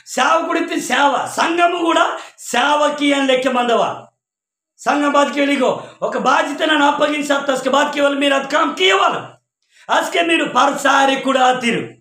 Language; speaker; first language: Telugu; non-native, local second language; Koya